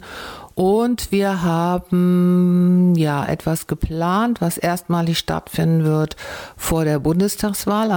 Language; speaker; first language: German; native; German